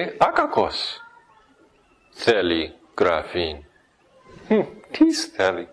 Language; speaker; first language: Greek; non-native, fluent; English